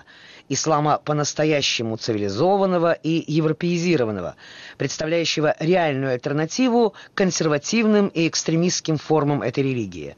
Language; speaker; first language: Russian; native; Russian